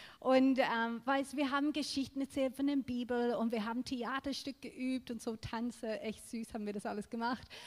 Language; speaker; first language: German; non-native, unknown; English